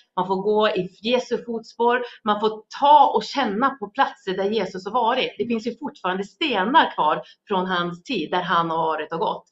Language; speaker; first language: Swedish; native; Swedish